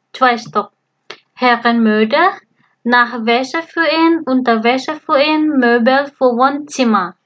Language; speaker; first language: German; non-native, fluent; Indonesian